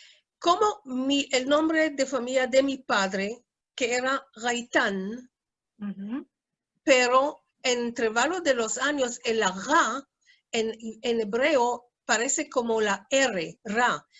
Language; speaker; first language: Spanish; non-native, fluent; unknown